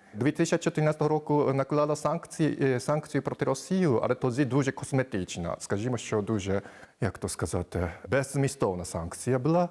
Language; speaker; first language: Ukrainian; non-native, fluent; Japanese